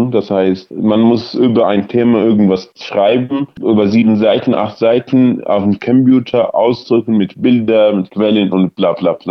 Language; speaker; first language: German; early bilingual, other home language; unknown